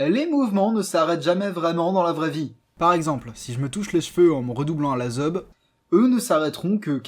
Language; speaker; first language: French; native; French